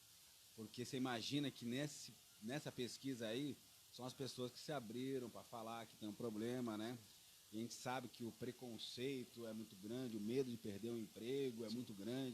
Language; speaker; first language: Portuguese; native; Portuguese